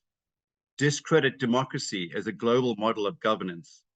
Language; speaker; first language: English; native; English